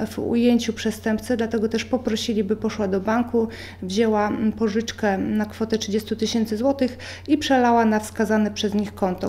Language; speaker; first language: Polish; native; Polish